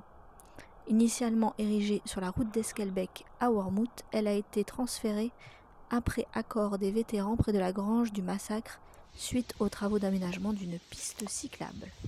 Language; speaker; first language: French; native; French